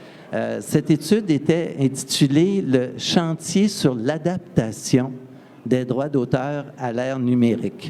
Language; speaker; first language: French; native; French